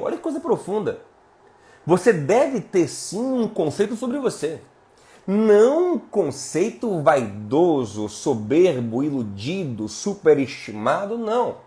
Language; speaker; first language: Portuguese; native; Portuguese